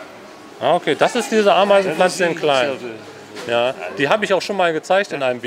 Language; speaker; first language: German; native; German